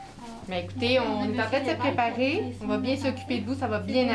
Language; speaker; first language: French; native; French